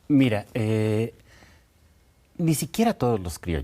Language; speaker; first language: Spanish; native; Spanish